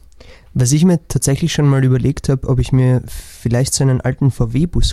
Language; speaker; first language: German; native; German